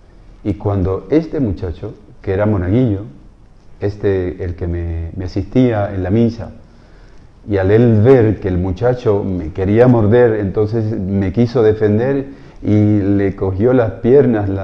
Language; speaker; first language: Spanish; native; Spanish